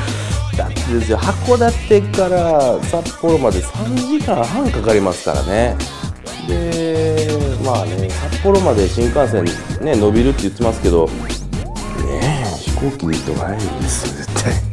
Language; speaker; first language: Japanese; native; Japanese